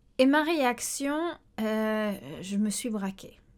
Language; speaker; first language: French; native; French